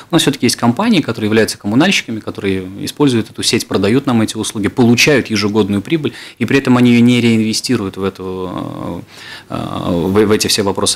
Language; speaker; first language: Russian; native; Russian